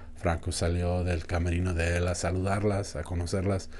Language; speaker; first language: Spanish; native; Spanish